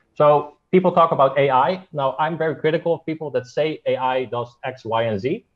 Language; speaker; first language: English; non-native, fluent; Dutch